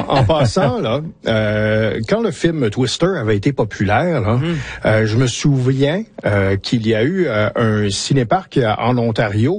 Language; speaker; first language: French; native; French